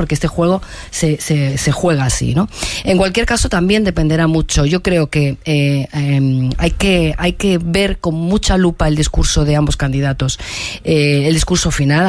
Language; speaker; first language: Spanish; native; Spanish